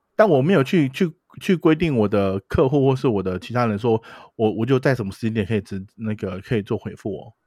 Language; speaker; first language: Chinese; native; Chinese